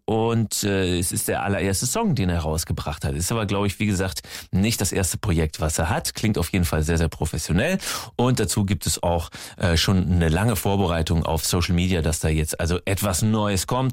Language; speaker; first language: German; native; German